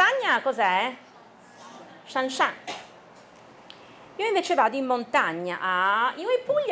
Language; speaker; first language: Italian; non-native, fluent; Chinese